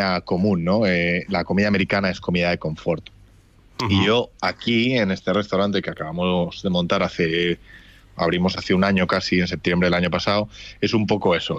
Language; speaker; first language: Spanish; native; Spanish